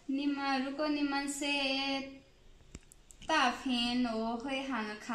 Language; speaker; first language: Chinese; non-native, learner; Nepali